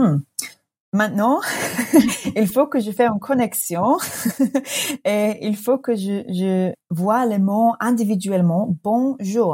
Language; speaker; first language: French; non-native, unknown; English